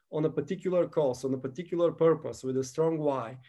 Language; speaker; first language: English; non-native, fluent; Bulgarian